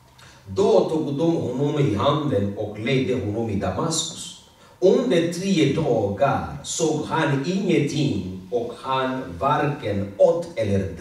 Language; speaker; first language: Swedish; non-native, fluent; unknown